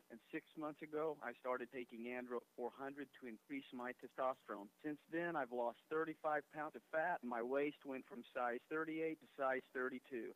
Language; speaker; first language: English; native; English